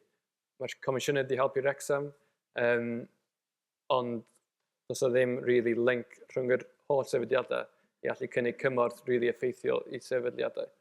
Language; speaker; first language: Welsh; native; Welsh